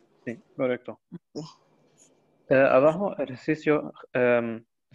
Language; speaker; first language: Spanish; non-native, learner; Arabic